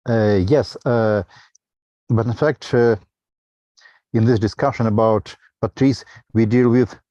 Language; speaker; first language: English; non-native, fluent; Russian